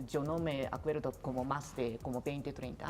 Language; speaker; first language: Spanish; non-native, learner; Japanese